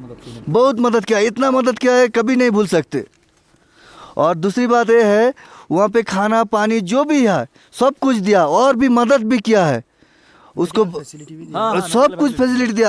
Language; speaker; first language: Hindi; non-native, local second language; Bangla